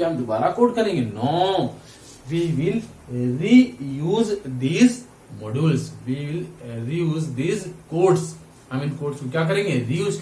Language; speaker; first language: Hindi; native; Hindi